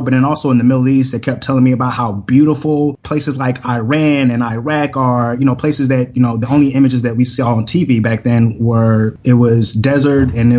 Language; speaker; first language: English; native; English